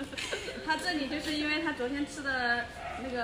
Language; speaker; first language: Chinese; native; Chinese